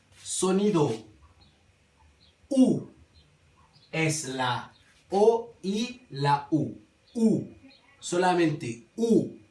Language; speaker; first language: Spanish; non-native, learner; Haitian Creole